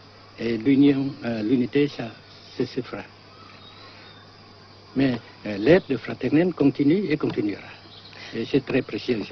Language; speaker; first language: French; non-native, local second language; Vietnamese